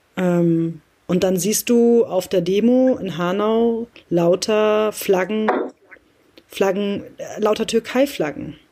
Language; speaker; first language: German; early bilingual, other home language; Kurdish